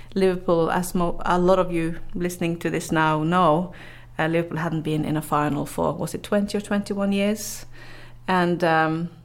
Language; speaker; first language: English; non-native, fluent; Norwegian